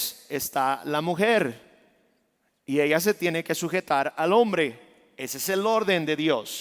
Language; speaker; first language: Spanish; native; Spanish